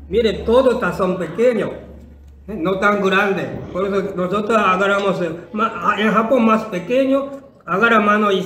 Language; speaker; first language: Spanish; non-native, learner; Japanese